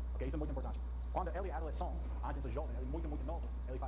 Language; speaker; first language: Portuguese; non-native, learner; English